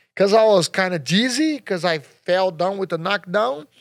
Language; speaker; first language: English; non-native, learner; Portuguese